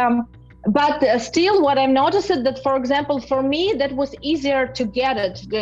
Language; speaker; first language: English; non-native, learner; Russian